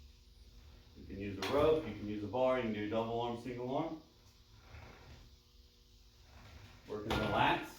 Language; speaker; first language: English; native; English